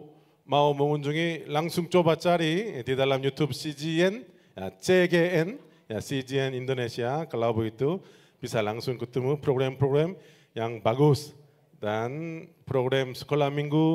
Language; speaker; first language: Indonesian; non-native, learner; Korean